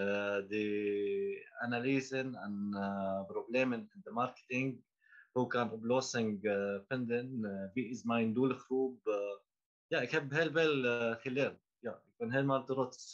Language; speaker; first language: Dutch; non-native, learner; Arabic